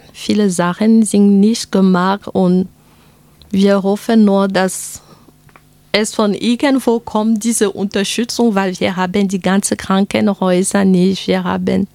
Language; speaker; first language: German; non-native, fluent; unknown